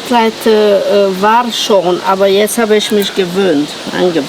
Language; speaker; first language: German; non-native, local second language; Romanian